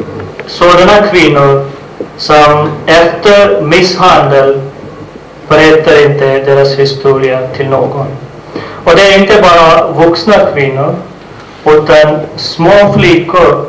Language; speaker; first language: Swedish; non-native, fluent; Urdu